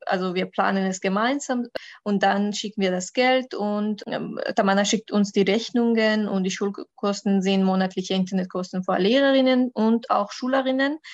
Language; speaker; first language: German; non-native, learner; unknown